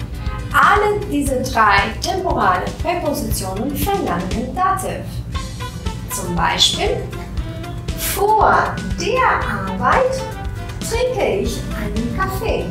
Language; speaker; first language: German; non-native, fluent; Albanian